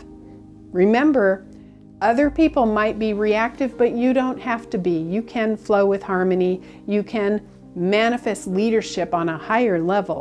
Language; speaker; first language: English; native; English